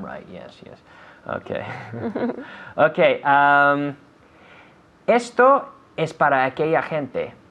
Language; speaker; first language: Spanish; non-native, fluent; English